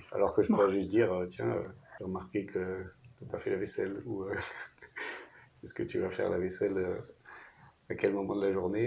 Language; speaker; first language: French; native; French